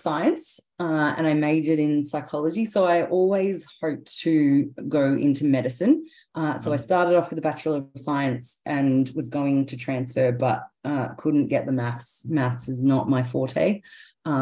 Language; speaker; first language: English; native; English